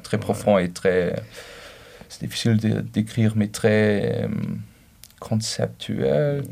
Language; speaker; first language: French; non-native, local second language; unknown